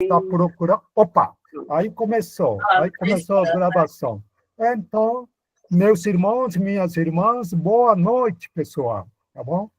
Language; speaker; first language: Portuguese; non-native, fluent; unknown